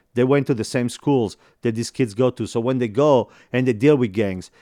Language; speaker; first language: English; non-native, fluent; Italian